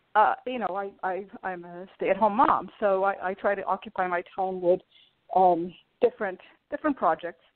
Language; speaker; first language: English; early bilingual, other home language; Portuguese